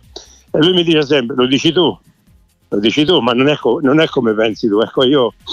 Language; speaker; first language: Italian; native; Italian